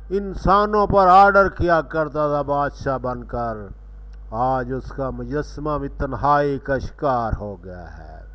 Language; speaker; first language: Urdu; non-native, local second language; Punjabi